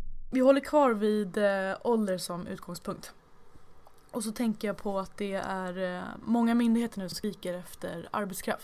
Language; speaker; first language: Swedish; native; Swedish